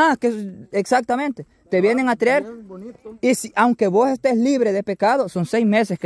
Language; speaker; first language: Spanish; native; Spanish